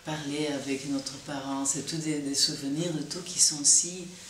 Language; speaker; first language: French; non-native, local second language; Dutch